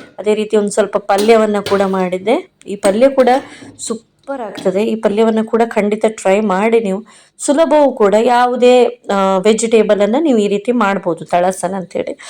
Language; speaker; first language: Kannada; non-native, local second language; Konkani